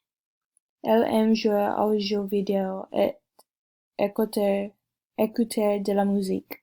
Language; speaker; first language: French; non-native, learner; English